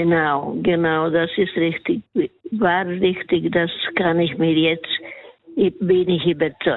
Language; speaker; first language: German; non-native, learner; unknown